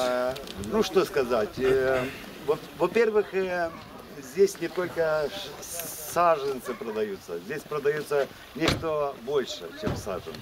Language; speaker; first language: Russian; non-native, local second language; Romanian